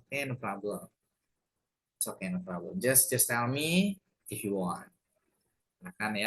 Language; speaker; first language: English; non-native, fluent; Indonesian